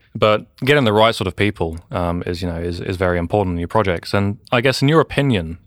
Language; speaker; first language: English; native; English